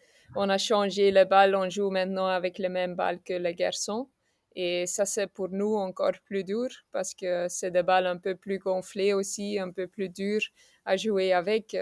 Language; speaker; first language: French; non-native, local second language; Dutch